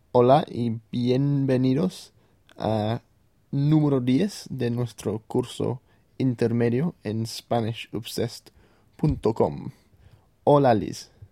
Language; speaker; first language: Spanish; non-native, fluent; English